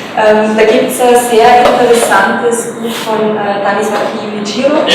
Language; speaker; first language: German; native; German